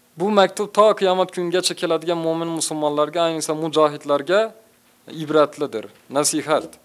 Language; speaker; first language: Uzbek; native; Uzbek